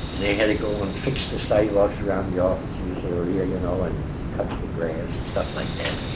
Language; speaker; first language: English; native; English